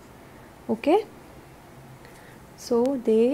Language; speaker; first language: English; non-native, local second language; Hindi